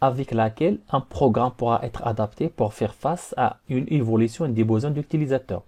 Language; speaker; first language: French; non-native, local second language; Arabic